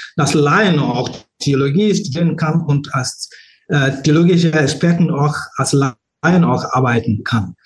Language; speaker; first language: German; non-native, learner; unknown